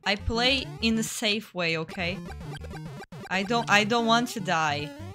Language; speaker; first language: English; non-native, fluent; Portuguese